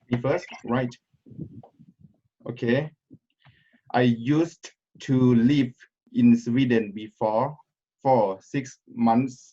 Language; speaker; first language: English; non-native, learner; Thai